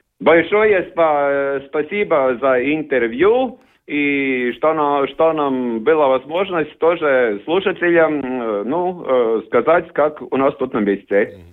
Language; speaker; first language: Russian; non-native, learner; Latvian